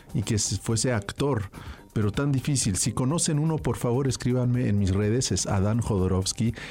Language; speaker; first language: Spanish; early bilingual, heritage; French